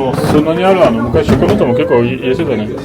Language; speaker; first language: Japanese; non-native, fluent; French